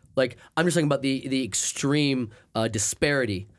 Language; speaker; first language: English; native; English